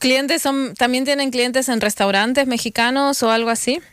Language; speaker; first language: Spanish; native; Spanish